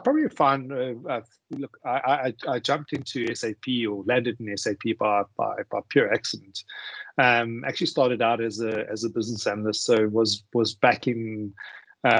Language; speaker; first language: English; native; English